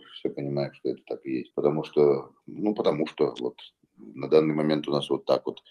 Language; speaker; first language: Russian; non-native, local second language; Belarusian